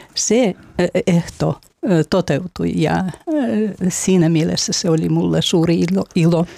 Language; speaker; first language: Finnish; non-native, fluent; Russian